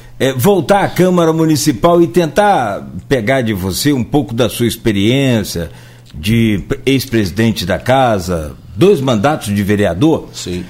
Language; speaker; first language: Portuguese; native; Portuguese